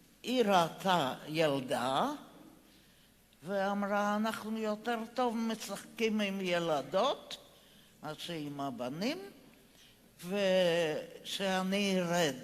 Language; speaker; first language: Hebrew; non-native, fluent; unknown